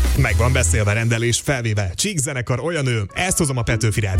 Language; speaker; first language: Hungarian; native; Hungarian